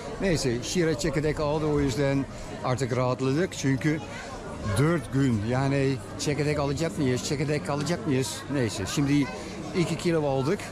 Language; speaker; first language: Turkish; non-native, fluent; Dutch